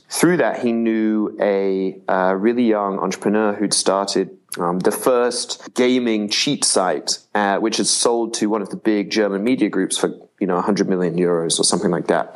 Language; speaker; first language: English; native; English